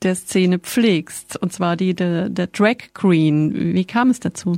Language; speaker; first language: German; native; German